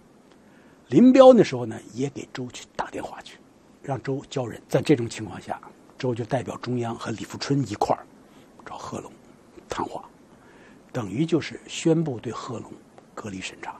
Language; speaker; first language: Chinese; native; Chinese